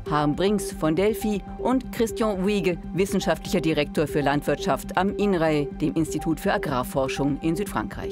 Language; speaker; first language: German; native; German